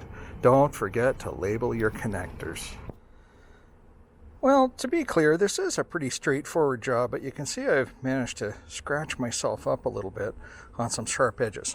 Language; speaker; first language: English; native; English